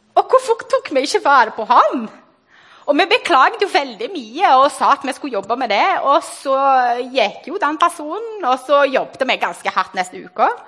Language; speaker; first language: Norwegian; non-native, fluent; Portuguese